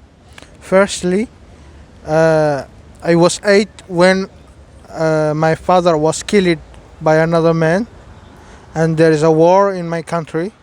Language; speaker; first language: English; non-native, fluent; Somali